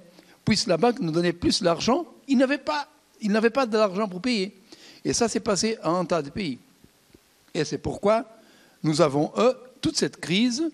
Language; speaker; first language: French; non-native, fluent; Portuguese